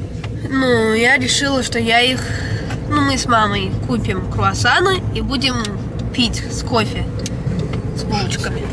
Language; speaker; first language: Russian; early bilingual, heritage; Russian